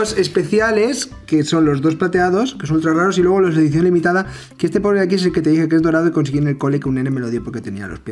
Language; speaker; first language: Spanish; native; Spanish